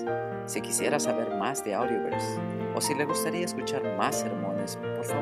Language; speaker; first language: Spanish; native; Spanish